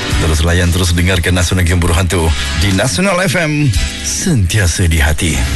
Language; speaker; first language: Malay; native; Malay